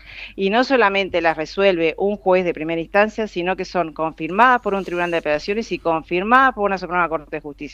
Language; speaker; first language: Spanish; native; Spanish